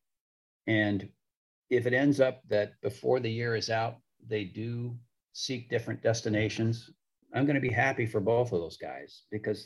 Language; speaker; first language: English; native; English